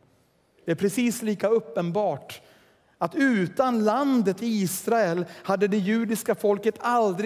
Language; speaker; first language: Swedish; native; Swedish